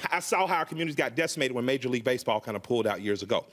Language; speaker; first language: English; native; English